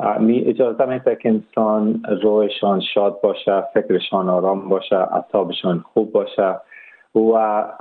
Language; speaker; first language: Persian; early bilingual, heritage; Persian